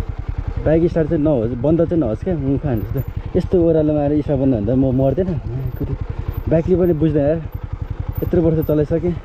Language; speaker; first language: Nepali; native; Nepali